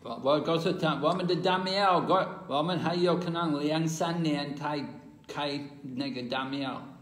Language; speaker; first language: Chinese; non-native, fluent; English